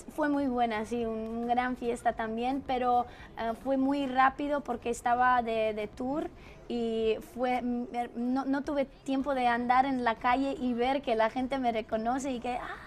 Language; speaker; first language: Spanish; non-native, fluent; Romanian